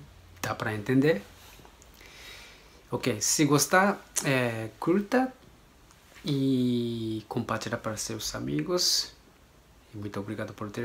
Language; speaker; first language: Portuguese; non-native, learner; Japanese